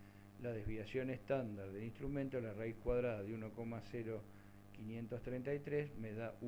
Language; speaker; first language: Spanish; native; Spanish